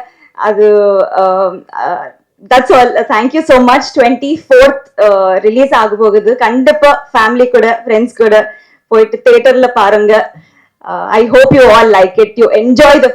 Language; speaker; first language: Tamil; non-native, learner; Telugu